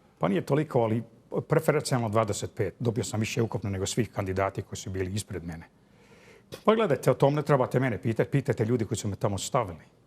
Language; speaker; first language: Bosnian; early bilingual, heritage; Croatian